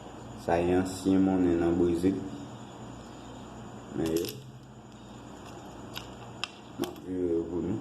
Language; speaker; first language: French; non-native, learner; Haitian Creole